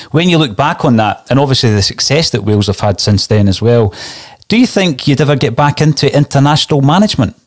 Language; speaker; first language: English; native; English